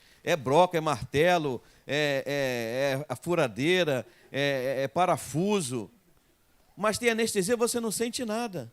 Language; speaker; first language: Portuguese; native; Portuguese